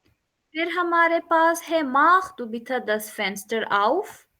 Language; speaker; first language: German; non-native, fluent; Urdu